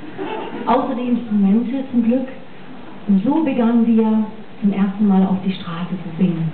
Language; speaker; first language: German; non-native, fluent; English